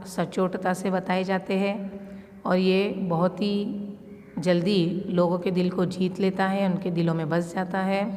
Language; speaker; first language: Urdu; non-native, local second language; Gujarati